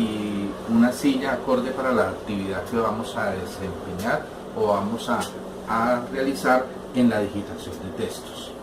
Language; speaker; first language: Spanish; native; Spanish